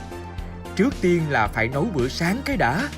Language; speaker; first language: Vietnamese; native; Vietnamese